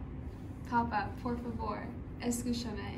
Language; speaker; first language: Spanish; non-native, learner; English